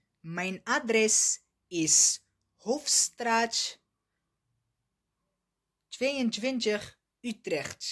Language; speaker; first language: Dutch; non-native, learner; Arabic